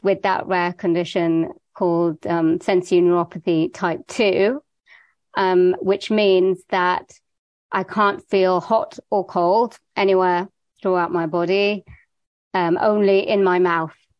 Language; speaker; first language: English; native; English